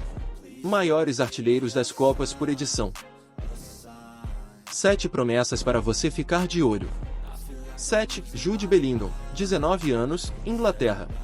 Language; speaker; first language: Portuguese; native; Portuguese